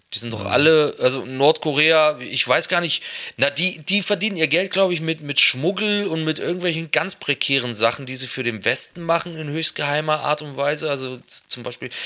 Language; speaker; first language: German; native; German